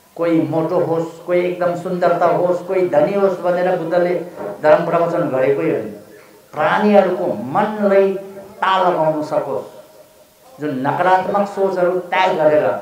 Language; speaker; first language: Nepali; non-native, local second language; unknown